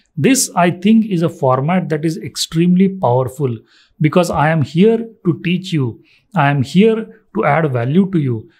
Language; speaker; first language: English; non-native, local second language; Marathi